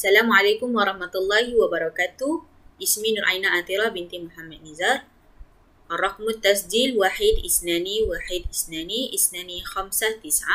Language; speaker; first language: Arabic; non-native, learner; Malay